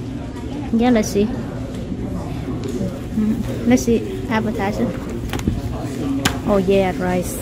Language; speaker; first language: English; non-native, learner; Vietnamese